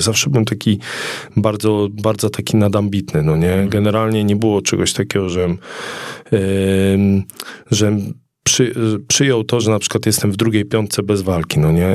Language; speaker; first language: Polish; native; Polish